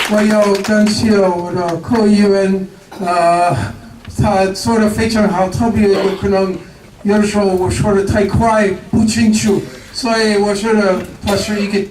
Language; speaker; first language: Chinese; non-native, learner; English